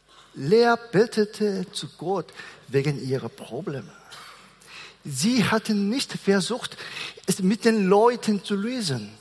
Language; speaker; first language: German; non-native, fluent; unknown